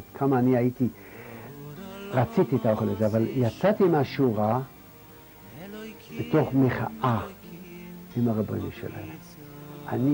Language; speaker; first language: Hebrew; non-native, fluent; Yiddish